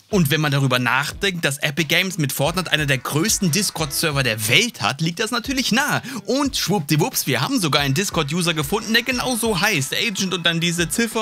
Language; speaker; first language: German; native; German